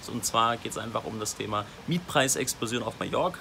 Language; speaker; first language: German; native; German